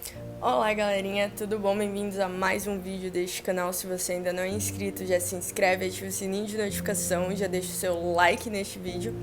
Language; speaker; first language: Portuguese; native; Portuguese